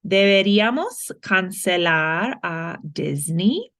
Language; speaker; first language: Spanish; non-native, fluent; English